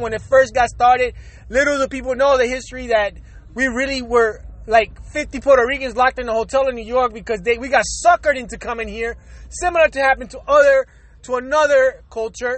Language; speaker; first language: English; early bilingual, other home language; Spanish